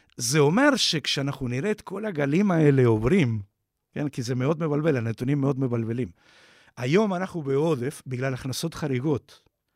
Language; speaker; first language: Hebrew; non-native, fluent; Spanish